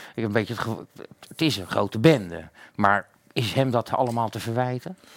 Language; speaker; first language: Dutch; native; Dutch